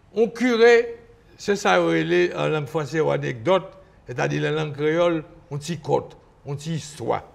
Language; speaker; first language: French; native; French